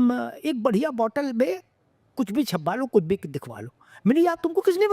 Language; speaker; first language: Hindi; native; Hindi